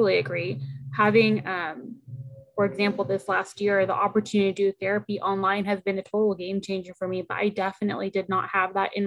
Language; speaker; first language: English; early bilingual, other home language; Spanish